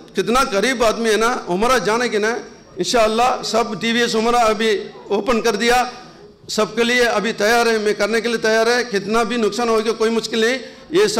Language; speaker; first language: Hindi; non-native, local second language; Urdu